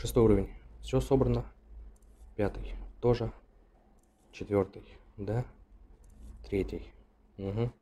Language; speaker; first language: Russian; native; Russian